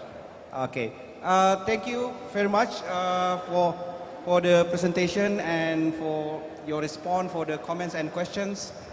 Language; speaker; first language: English; non-native, fluent; Indonesian